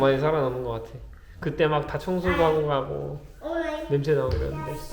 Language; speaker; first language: Korean; native; Korean